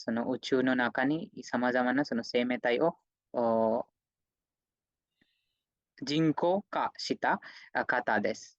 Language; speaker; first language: Japanese; non-native, fluent; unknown